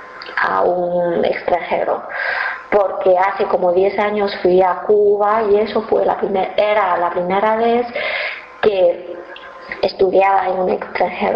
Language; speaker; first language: Spanish; non-native, fluent; Chinese